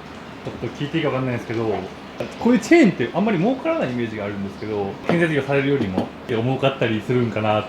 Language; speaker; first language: Japanese; native; Japanese